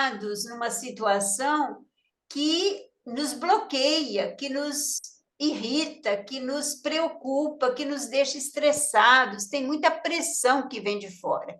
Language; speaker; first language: Portuguese; native; Portuguese